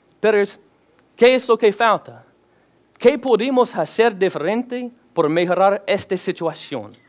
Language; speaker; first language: Spanish; non-native, learner; English